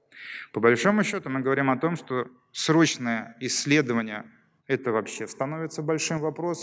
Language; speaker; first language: Russian; native; Russian